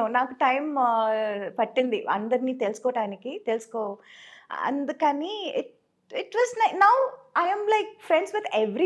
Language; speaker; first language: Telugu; non-native, fluent; Tamil